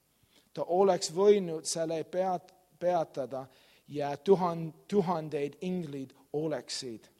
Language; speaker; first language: Estonian; non-native, learner; English